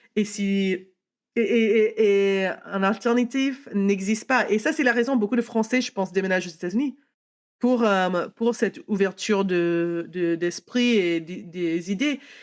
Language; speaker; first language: French; non-native, fluent; English